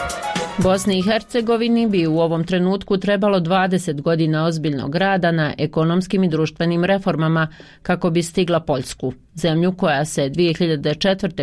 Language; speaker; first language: Croatian; native; Croatian